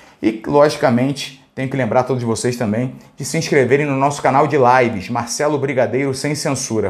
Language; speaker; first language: Portuguese; native; Portuguese